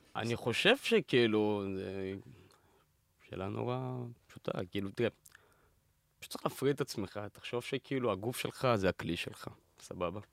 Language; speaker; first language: Hebrew; native; Hebrew